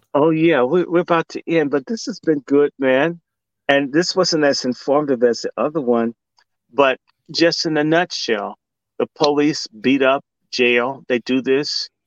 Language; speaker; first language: English; native; English